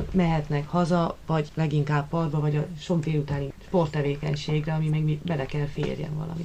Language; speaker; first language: Hungarian; native; Hungarian